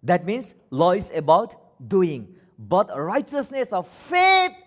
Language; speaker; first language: English; non-native, learner; Nepali